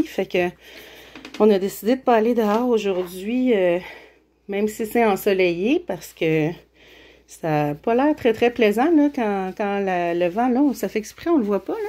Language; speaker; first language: French; native; French